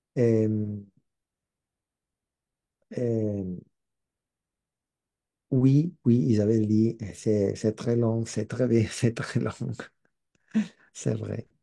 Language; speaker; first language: French; non-native, learner; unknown